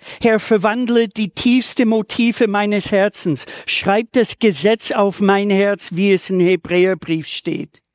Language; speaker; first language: German; non-native, fluent; English